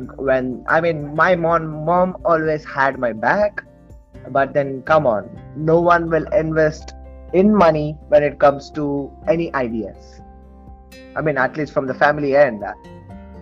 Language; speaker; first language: English; non-native, local second language; Telugu